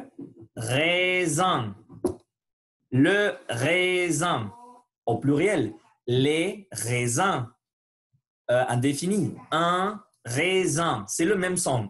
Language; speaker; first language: French; non-native, learner; Spanish